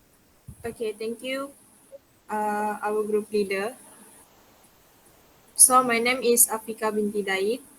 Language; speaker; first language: English; non-native, local second language; Malay